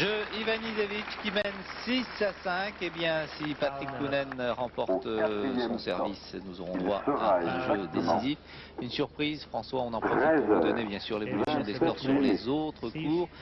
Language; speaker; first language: French; native; French